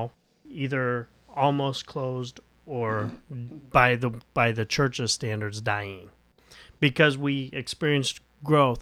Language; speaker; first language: English; native; English